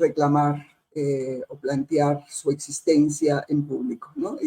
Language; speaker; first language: Spanish; native; Spanish